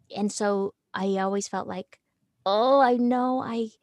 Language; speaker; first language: English; native; English